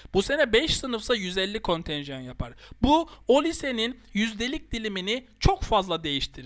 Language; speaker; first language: Turkish; native; Turkish